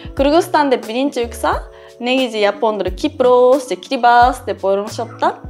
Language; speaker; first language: Kyrgyz; non-native, fluent; Japanese